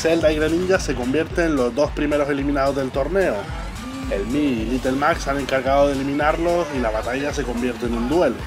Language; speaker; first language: Spanish; native; Spanish